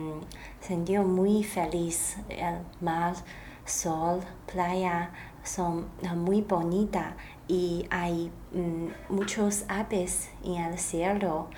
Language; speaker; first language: Spanish; non-native, learner; Chinese